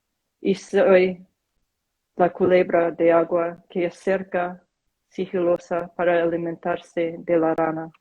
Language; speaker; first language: Spanish; non-native, fluent; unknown